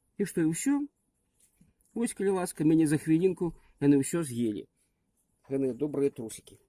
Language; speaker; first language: Belarusian; native; Belarusian